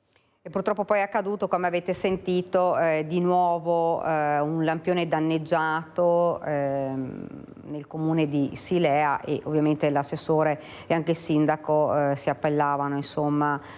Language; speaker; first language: Italian; native; Italian